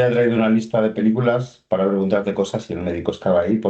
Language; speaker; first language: Spanish; native; Spanish